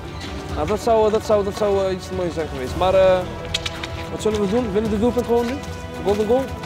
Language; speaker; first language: Dutch; native; Dutch